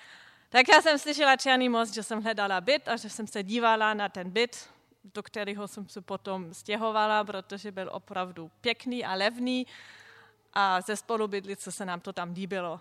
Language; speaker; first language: Czech; non-native, fluent; German